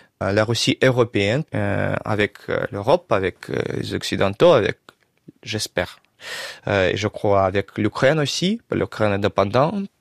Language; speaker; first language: French; non-native, learner; Russian